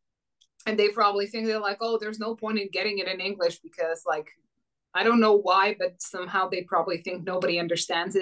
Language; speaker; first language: English; non-native, fluent; Croatian